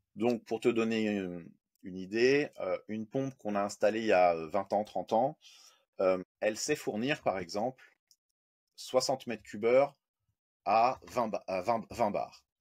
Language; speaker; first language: French; native; French